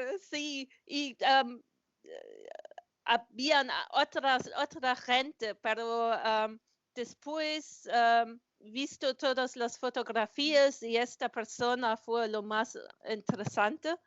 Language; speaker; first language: Spanish; non-native, learner; German